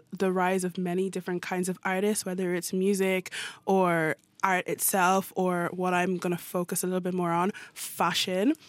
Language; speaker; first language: English; native; English